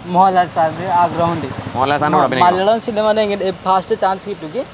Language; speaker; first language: Malayalam; non-native, local second language; Odia